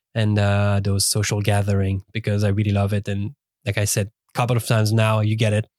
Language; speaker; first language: English; non-native, fluent; French